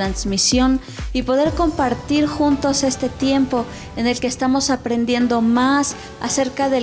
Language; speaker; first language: Spanish; native; Spanish